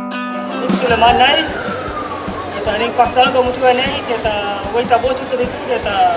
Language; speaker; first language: Basque; non-native, learner; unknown